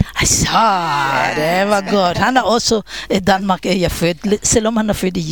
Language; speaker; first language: Danish; non-native, fluent; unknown